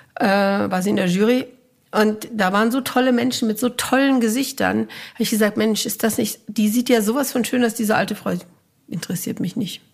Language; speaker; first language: German; native; German